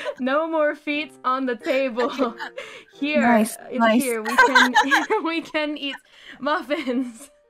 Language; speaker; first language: English; non-native, learner; Japanese